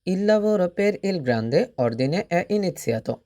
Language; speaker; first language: Italian; non-native, fluent; Bangla